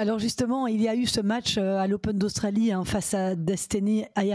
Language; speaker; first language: French; native; French